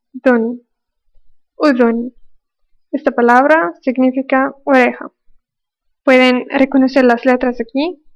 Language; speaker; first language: Spanish; non-native, fluent; Arabic